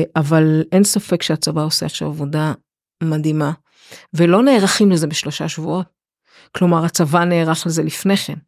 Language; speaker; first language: Hebrew; native; Hebrew